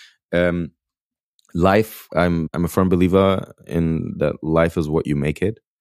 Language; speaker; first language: English; early bilingual, other home language; German